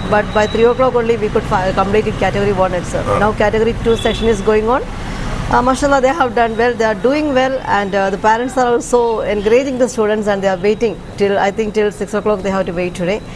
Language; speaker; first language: English; non-native, local second language; Malayalam